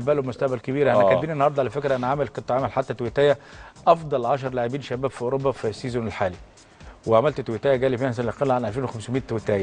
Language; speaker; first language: Arabic; native; Arabic